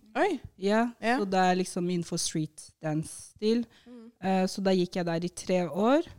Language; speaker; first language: Norwegian; early bilingual, other home language; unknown